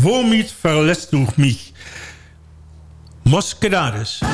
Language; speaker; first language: German; non-native, learner; Dutch